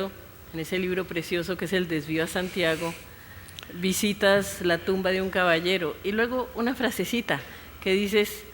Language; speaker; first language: Spanish; native; Spanish